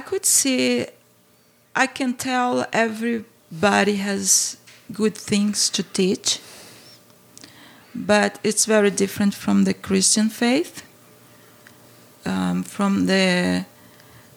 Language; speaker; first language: English; non-native, fluent; Portuguese